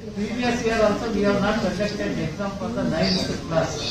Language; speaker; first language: English; non-native, local second language; Kannada